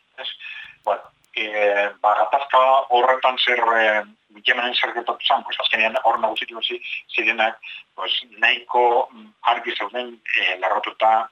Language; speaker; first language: Basque; native; Basque